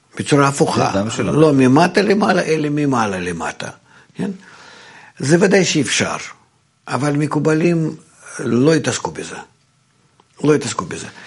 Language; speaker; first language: Hebrew; non-native, fluent; Russian